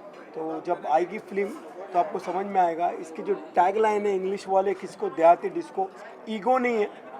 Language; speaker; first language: Hindi; native; Hindi